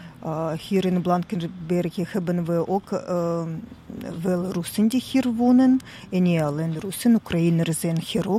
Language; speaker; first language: Dutch; non-native, learner; Russian